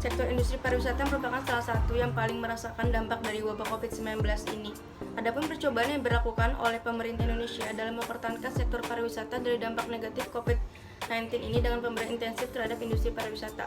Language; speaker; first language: Indonesian; native; Indonesian